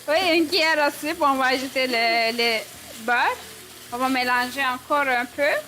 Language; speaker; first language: French; non-native, learner; Turkish